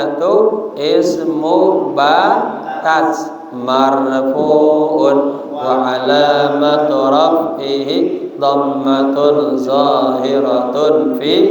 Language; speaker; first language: Arabic; non-native, fluent; Indonesian